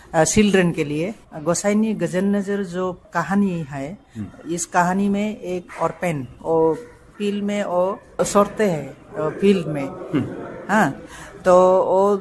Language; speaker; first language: Hindi; non-native, local second language; Bodo